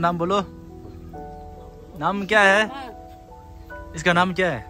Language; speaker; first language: Hindi; non-native, local second language; Tibetan